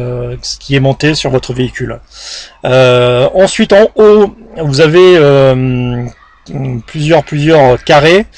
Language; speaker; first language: French; native; French